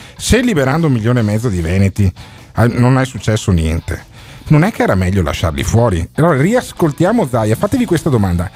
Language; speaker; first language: Italian; native; Italian